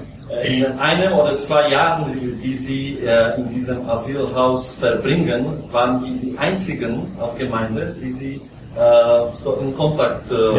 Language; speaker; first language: German; non-native, local second language; Czech